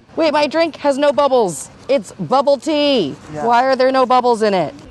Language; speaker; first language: English; native; English